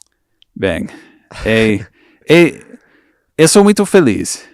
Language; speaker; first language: Portuguese; non-native, fluent; English